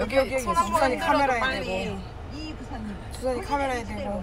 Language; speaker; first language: Korean; native; Korean